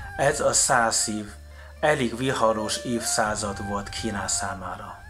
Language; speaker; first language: Hungarian; non-native, fluent; Chinese